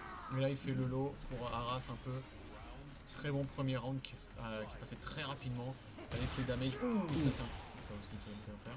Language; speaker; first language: French; native; French